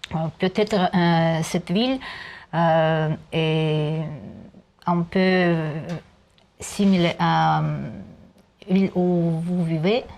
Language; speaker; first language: French; non-native, learner; Russian